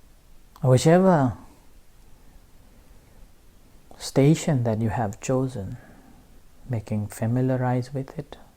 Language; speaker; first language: English; non-native, fluent; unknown